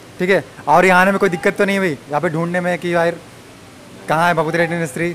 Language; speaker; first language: Hindi; native; Hindi